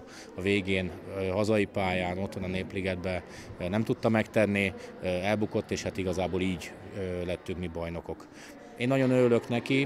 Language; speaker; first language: Hungarian; native; Hungarian